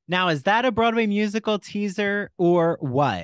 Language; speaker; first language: English; native; English